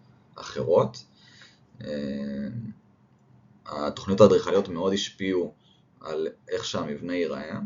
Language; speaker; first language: Hebrew; native; Hebrew